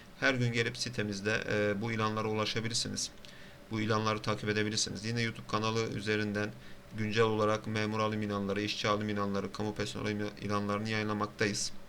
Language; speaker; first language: Turkish; native; Turkish